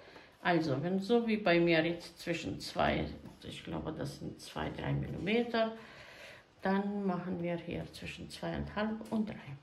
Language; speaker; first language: German; non-native, fluent; Croatian